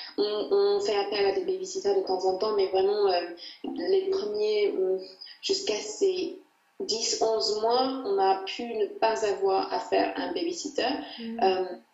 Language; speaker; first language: French; non-native, fluent; English